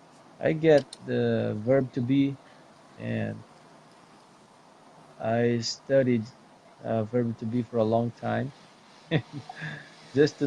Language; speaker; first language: English; non-native, fluent; Portuguese